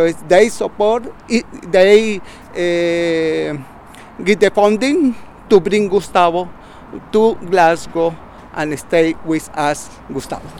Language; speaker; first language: English; non-native, learner; Spanish